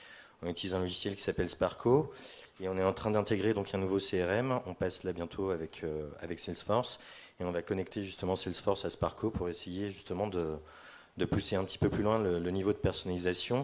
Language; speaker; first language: French; native; French